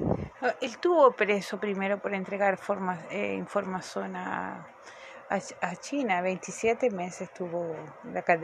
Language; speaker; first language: Portuguese; non-native, fluent; Spanish